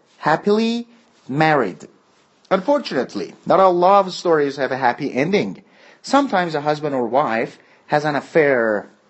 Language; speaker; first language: English; non-native, fluent; Persian